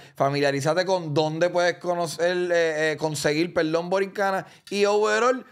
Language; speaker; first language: Spanish; native; Spanish